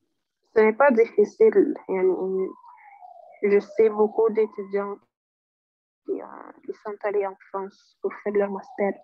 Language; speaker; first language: French; non-native, learner; Arabic